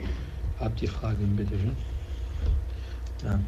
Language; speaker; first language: German; non-native, fluent; Arabic